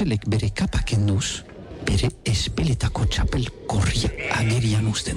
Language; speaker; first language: Basque; native; Basque